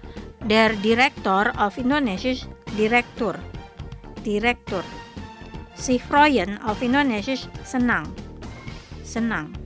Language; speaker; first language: German; non-native, fluent; Indonesian